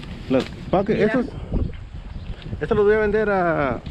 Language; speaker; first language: Spanish; native; Spanish